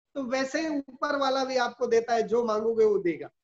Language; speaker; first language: Hindi; native; Hindi